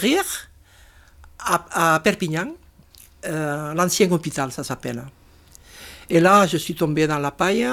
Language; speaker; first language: French; non-native, fluent; Spanish